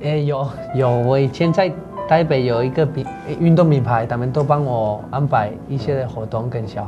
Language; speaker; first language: Chinese; non-native, fluent; Spanish